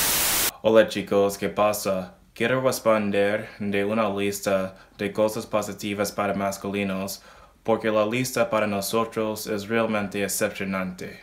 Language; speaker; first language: Spanish; non-native, learner; English